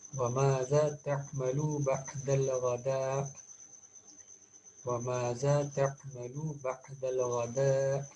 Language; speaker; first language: Arabic; non-native, fluent; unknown